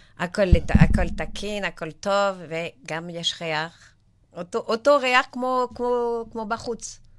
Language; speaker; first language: Hebrew; non-native, learner; French